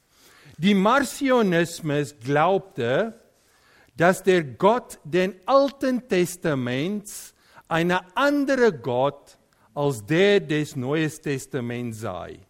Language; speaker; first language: German; non-native, fluent; Dutch